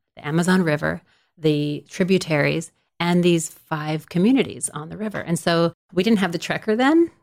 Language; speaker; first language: English; native; English